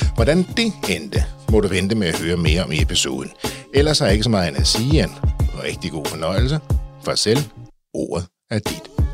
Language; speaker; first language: Danish; native; Danish